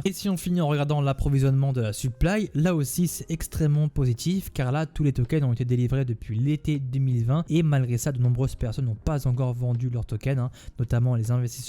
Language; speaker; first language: French; native; French